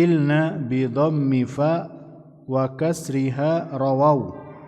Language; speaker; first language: Arabic; non-native, fluent; Indonesian